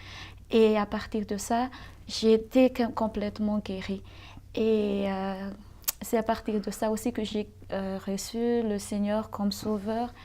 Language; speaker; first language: French; non-native, local second language; Malagasy